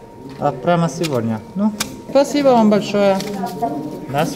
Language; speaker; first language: Russian; non-native, fluent; Italian